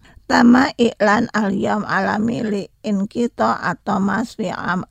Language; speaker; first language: Arabic; non-native, learner; Indonesian